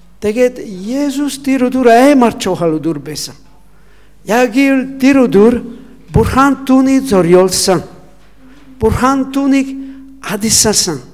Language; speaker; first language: Mongolian; non-native, learner; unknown